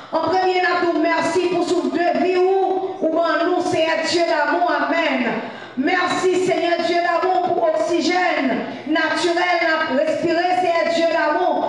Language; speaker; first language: French; non-native, local second language; Haitian Creole